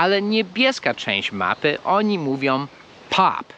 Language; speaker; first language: Polish; non-native, fluent; English